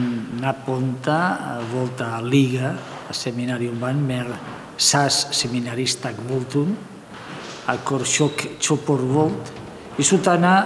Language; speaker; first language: Hungarian; non-native, learner; Spanish